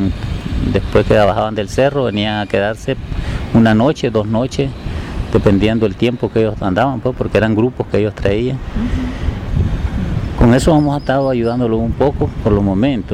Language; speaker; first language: Spanish; native; Spanish